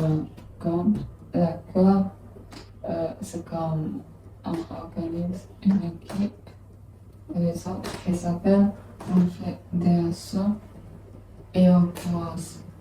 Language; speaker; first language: French; non-native, learner; English